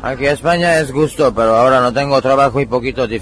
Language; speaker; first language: Spanish; non-native, learner; Hungarian